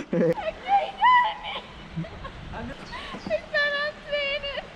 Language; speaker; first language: Dutch; native; Dutch